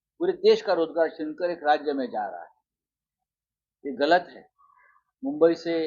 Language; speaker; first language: Hindi; non-native, local second language; Marathi